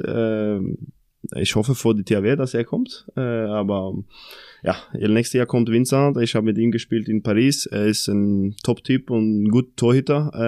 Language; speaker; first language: German; non-native, fluent; Norwegian